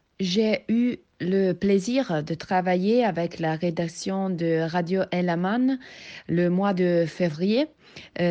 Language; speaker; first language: French; non-native, learner; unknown